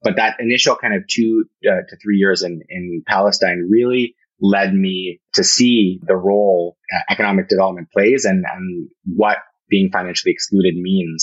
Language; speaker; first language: English; native; English